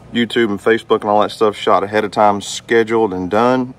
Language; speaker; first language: English; native; English